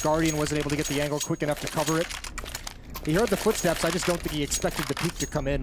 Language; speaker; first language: English; native; English